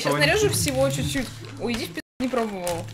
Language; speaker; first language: Russian; native; Russian